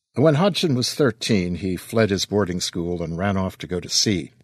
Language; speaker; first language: English; native; English